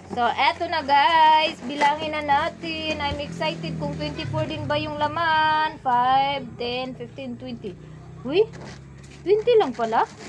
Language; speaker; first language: Filipino; non-native, local second language; Cebuano